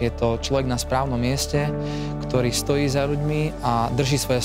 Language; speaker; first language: Slovak; native; Slovak